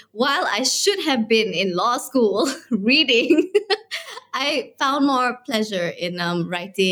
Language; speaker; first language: English; non-native, local second language; Malay